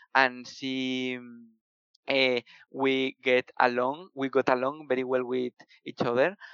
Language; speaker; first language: English; non-native, fluent; Spanish